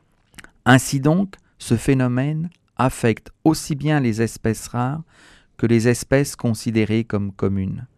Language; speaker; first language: French; native; French